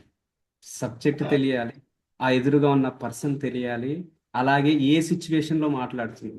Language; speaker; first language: Telugu; native; Telugu